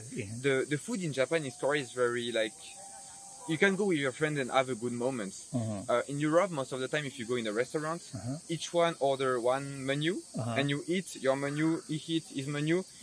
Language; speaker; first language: English; non-native, fluent; French